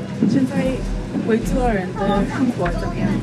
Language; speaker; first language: Chinese; non-native, learner; English